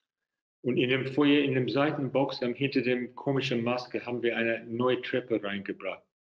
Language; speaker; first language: German; non-native, fluent; English